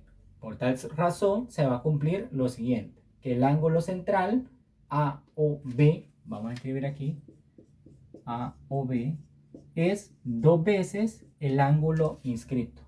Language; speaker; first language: Spanish; native; Spanish